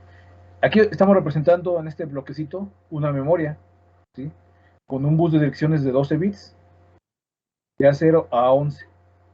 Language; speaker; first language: Spanish; native; Spanish